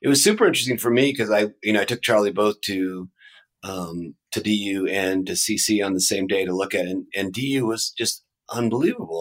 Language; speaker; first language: English; native; English